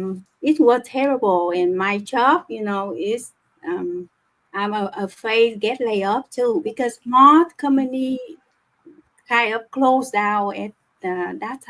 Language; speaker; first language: English; non-native, learner; Vietnamese